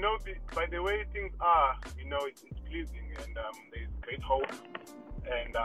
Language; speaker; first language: English; non-native, local second language; Xhosa